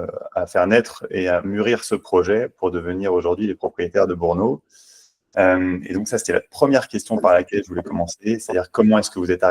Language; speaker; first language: French; native; French